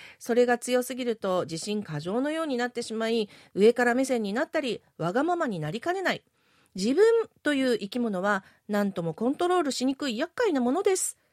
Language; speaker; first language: Japanese; native; Japanese